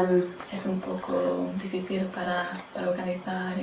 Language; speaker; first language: Spanish; non-native, learner; English